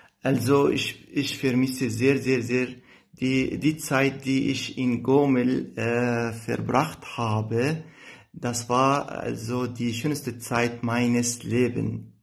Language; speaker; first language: German; non-native, fluent; Arabic